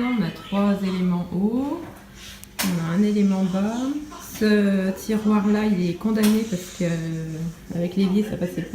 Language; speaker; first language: French; native; French